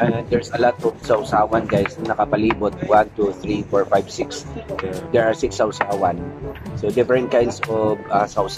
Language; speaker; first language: English; non-native, local second language; Filipino